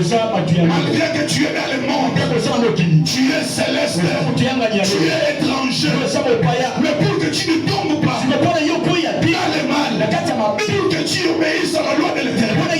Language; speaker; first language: French; non-native, local second language; Lingala